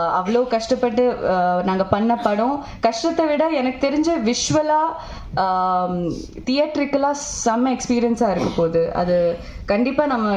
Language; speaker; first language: Tamil; non-native, local second language; Malayalam